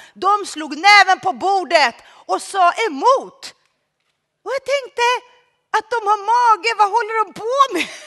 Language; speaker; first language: Swedish; early bilingual, other home language; Greek